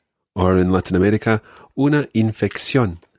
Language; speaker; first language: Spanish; non-native, fluent; English